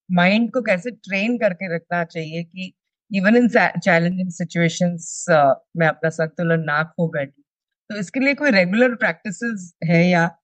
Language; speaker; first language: Hindi; non-native, local second language; Telugu